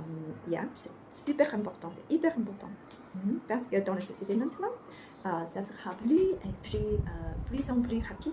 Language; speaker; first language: French; non-native, learner; Chinese